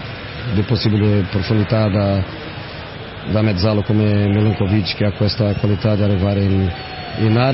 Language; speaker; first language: Italian; non-native, fluent; Portuguese